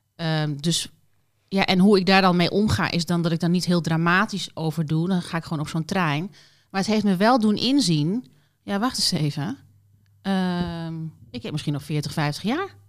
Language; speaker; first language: Dutch; native; Dutch